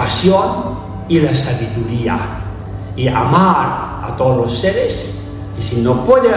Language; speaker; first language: Spanish; non-native, learner; Tibetan